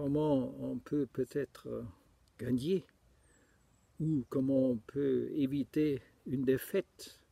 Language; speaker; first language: French; non-native, fluent; German